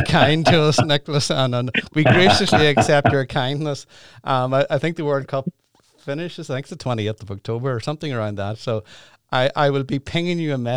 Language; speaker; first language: English; native; English